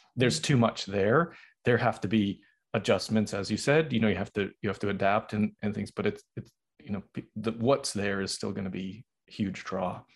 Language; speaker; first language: English; native; English